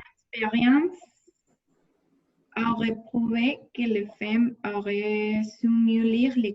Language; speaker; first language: French; non-native, learner; Spanish